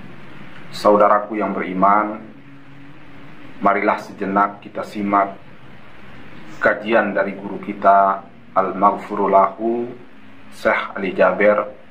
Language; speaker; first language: Indonesian; native; Indonesian